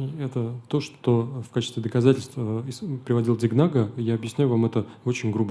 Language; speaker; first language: Russian; native; Russian